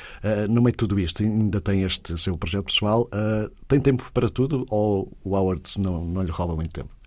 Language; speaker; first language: Portuguese; native; Portuguese